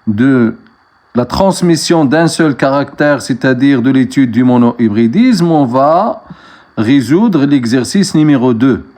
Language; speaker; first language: French; non-native, local second language; Arabic